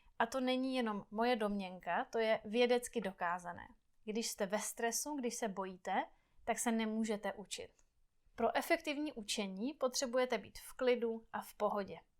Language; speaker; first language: Czech; native; Czech